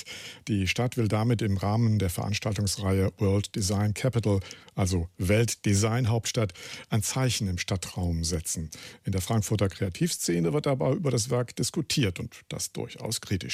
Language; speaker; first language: German; native; German